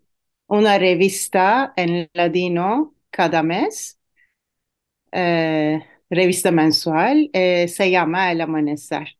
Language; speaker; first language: Spanish; non-native, fluent; Turkish